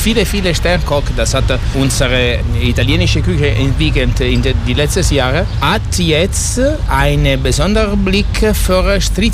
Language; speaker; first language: German; non-native, learner; Italian